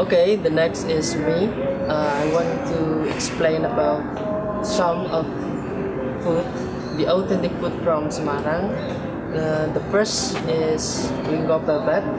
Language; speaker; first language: English; non-native, learner; Indonesian